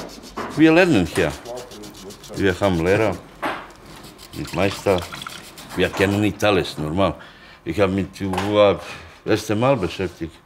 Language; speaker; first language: German; non-native, learner; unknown